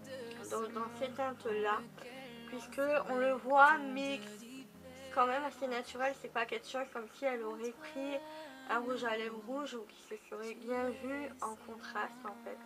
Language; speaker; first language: French; native; French